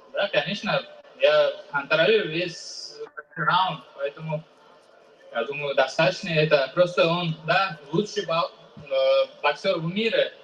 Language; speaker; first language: Russian; non-native, fluent; Uzbek